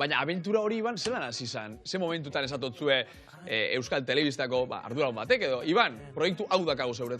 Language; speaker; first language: Basque; native; Basque